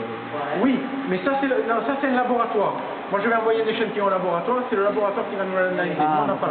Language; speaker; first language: French; native; French